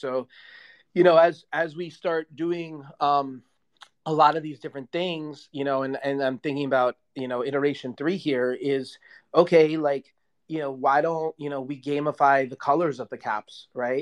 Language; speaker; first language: English; native; English